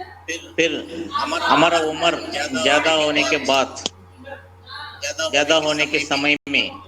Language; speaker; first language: Hindi; non-native, local second language; Telugu